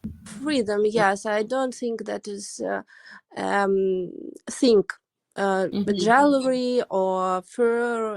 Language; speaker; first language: English; non-native, learner; Russian